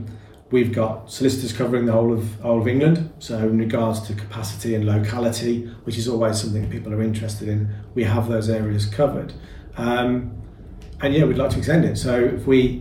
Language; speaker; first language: English; native; English